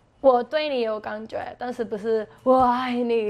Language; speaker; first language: Chinese; non-native, learner; Spanish